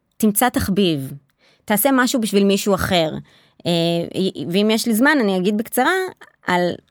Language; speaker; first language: Hebrew; native; Hebrew